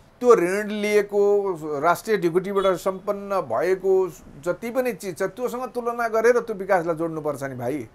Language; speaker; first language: Nepali; native; Nepali